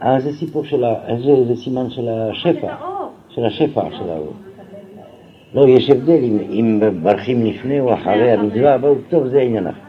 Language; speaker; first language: Hebrew; non-native, fluent; French